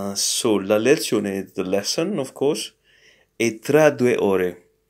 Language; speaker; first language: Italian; non-native, learner; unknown